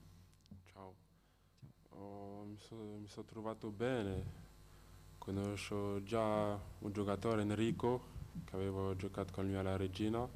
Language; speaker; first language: Italian; non-native, fluent; French